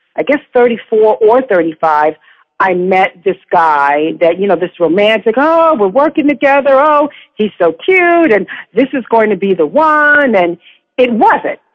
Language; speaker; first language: English; native; English